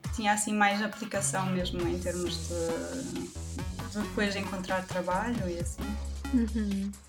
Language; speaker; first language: Portuguese; non-native, local second language; German